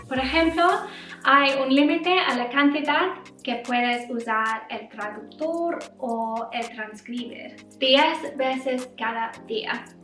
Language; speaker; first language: Spanish; non-native, learner; English